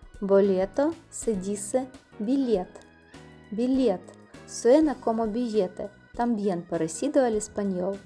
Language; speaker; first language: Spanish; non-native, fluent; Russian